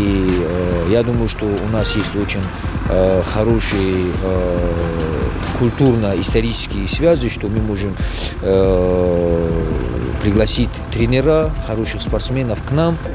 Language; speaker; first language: Russian; non-native, local second language; Tajik